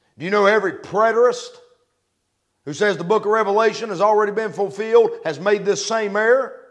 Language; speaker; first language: English; native; English